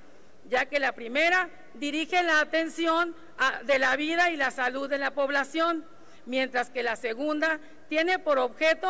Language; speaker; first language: Spanish; native; Spanish